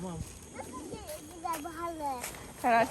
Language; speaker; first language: Turkish; non-native, learner; Indonesian